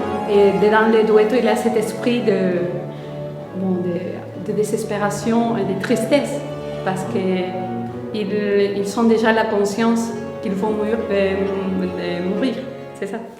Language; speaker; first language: French; non-native, fluent; Spanish